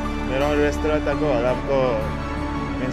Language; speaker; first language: Filipino; non-native, fluent; Arabic